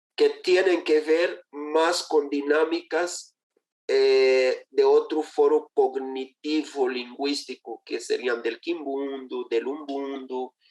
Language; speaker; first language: Spanish; non-native, fluent; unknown